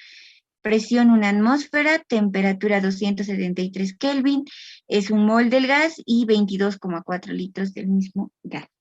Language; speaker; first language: Spanish; native; Spanish